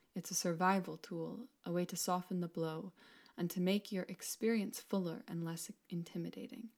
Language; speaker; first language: English; non-native, fluent; Spanish